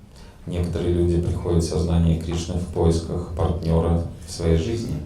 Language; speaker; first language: Russian; native; Russian